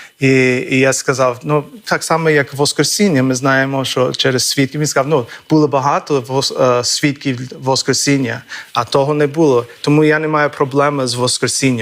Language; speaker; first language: Ukrainian; non-native, fluent; English